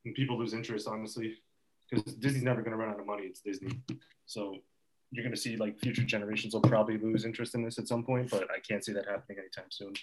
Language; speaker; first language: English; native; English